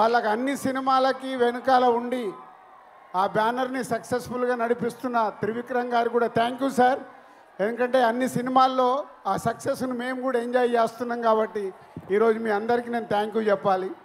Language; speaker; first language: Telugu; native; Telugu